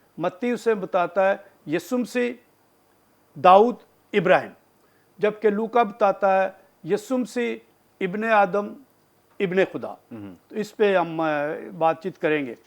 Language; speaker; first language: Urdu; non-native, local second language; Punjabi